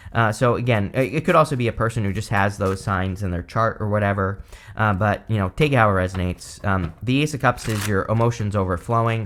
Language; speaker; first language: English; native; English